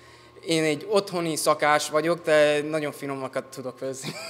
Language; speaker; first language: Hungarian; early bilingual, heritage; English